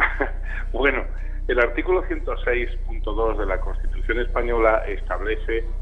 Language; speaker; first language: Spanish; native; Spanish